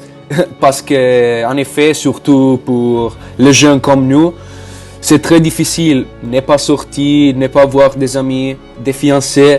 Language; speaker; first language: French; non-native, learner; Italian